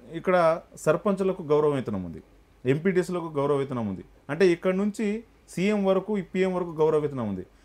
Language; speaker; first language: Telugu; non-native, local second language; Lambadi